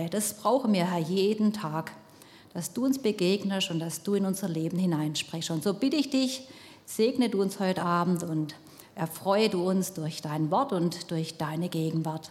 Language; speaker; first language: German; native; German